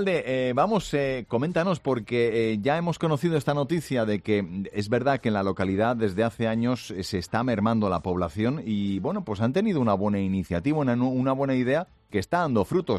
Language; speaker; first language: Spanish; native; Spanish